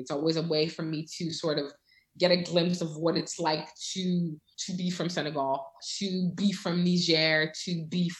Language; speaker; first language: English; native; English